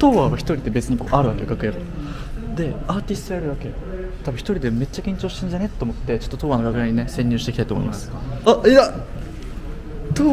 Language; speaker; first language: Japanese; native; Japanese